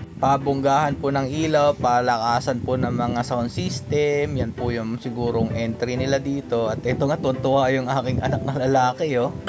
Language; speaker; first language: Filipino; non-native, local second language; Cebuano